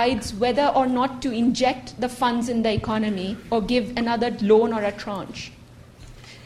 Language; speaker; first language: English; non-native, local second language; Urdu